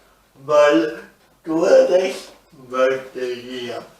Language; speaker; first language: Spanish; non-native, local second language; Basque